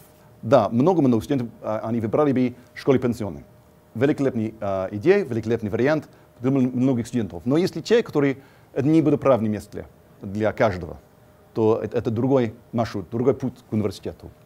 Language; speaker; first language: Russian; non-native, fluent; English